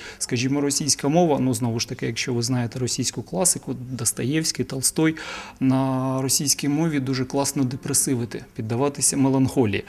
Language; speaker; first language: Ukrainian; non-native, local second language; Russian